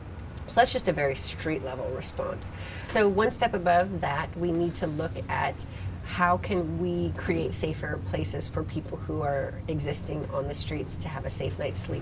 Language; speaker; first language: English; native; English